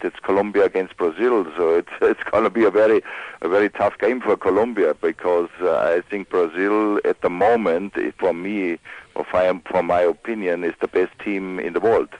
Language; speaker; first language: English; non-native, fluent; German